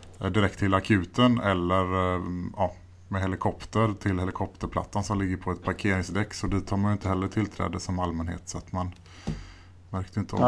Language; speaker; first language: Swedish; native; Swedish